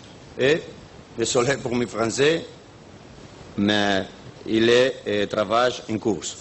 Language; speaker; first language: French; non-native, learner; Spanish